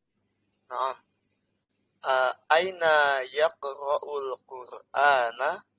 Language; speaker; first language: Arabic; non-native, learner; Indonesian